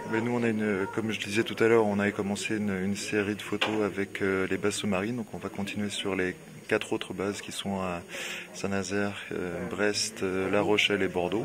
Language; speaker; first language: French; native; French